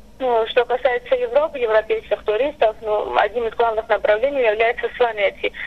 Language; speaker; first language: Russian; non-native, local second language; Armenian